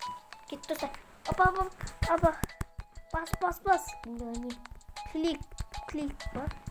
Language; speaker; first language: Turkish; non-native, learner; Kazakh